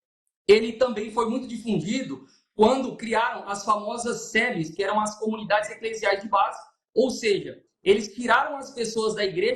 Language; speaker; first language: Portuguese; native; Portuguese